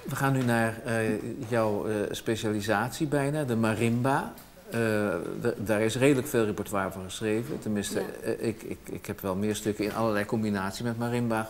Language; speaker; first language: Dutch; native; Dutch